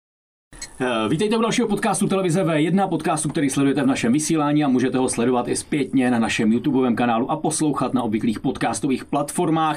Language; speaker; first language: Czech; native; Czech